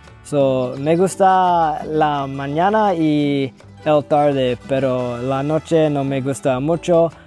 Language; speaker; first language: Spanish; non-native, learner; English